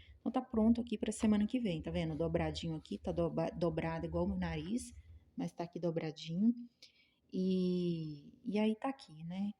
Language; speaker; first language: Portuguese; native; Portuguese